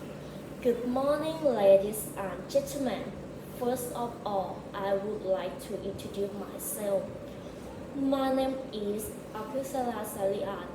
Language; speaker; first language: English; non-native, learner; Thai